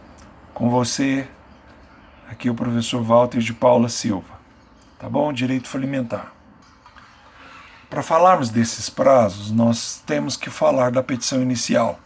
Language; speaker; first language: Portuguese; native; Portuguese